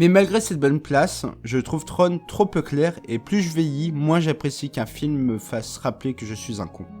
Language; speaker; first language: French; native; French